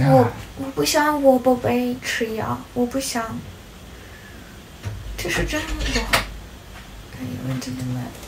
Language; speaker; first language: Chinese; non-native, learner; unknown